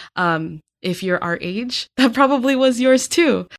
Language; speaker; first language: English; early bilingual, other home language; Filipino